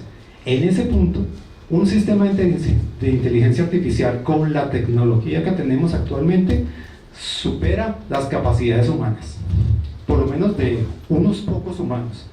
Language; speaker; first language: Spanish; native; Spanish